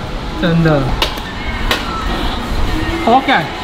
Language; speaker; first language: Chinese; native; Chinese